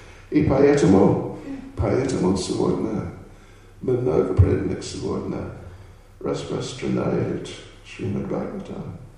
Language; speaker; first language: Russian; non-native, learner; English